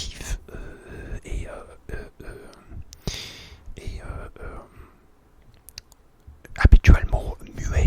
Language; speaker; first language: French; non-native, learner; English